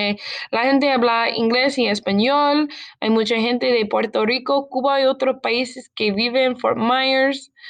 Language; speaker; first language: Spanish; non-native, learner; English